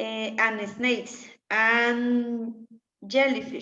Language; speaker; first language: English; non-native, learner; Spanish